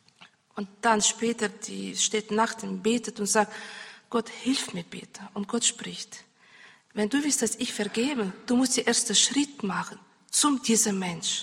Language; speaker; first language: German; non-native, learner; Russian